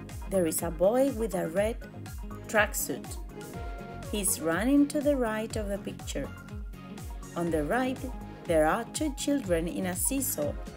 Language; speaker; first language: English; non-native, fluent; Spanish